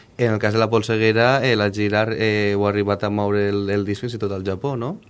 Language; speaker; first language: Catalan; native; Catalan